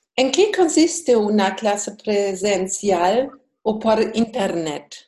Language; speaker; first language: Spanish; non-native, fluent; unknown